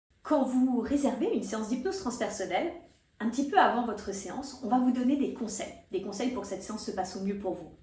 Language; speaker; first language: French; native; French